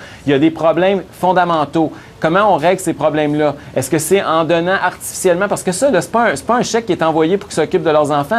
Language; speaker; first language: French; native; French